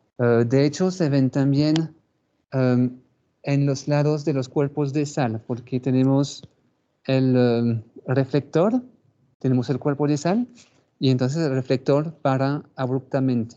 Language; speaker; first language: Spanish; non-native, fluent; French